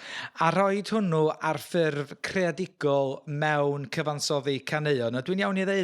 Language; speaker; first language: Welsh; native; Welsh